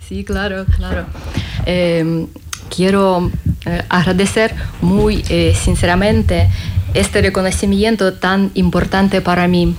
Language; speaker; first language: Spanish; non-native, learner; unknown